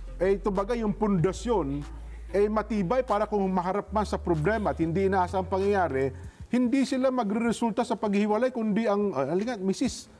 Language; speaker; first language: Filipino; native; Filipino